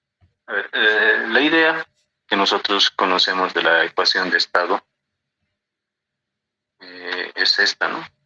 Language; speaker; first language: Spanish; native; Spanish